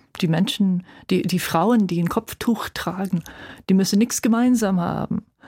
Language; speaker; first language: German; non-native, fluent; English